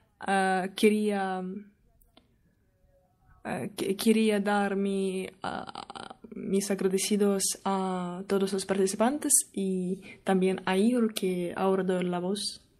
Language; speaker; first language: Spanish; non-native, learner; Russian